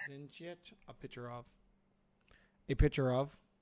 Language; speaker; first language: Polish; non-native, learner; English